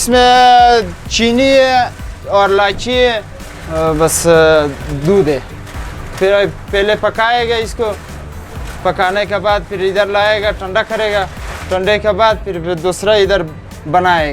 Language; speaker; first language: Hindi; non-native, learner; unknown